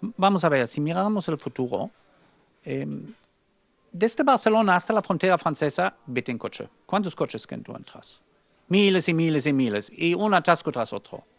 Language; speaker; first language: Spanish; non-native, fluent; German